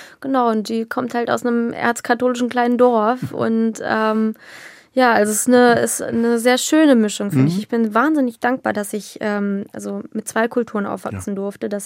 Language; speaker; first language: German; native; German